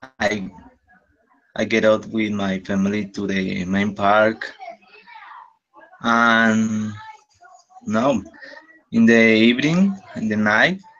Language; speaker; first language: English; non-native, learner; Spanish